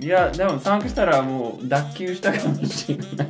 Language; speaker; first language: Japanese; non-native, fluent; English